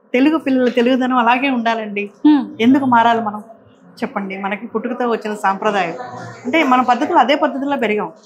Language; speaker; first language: Telugu; native; Telugu